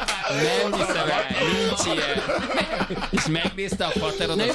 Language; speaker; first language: Hungarian; native; Hungarian